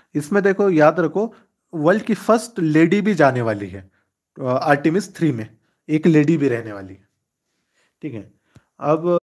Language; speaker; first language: Hindi; non-native, local second language; Marathi